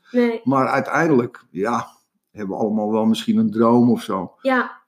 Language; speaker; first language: Dutch; native; Dutch